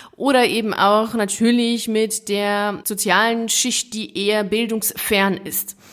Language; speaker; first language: German; native; German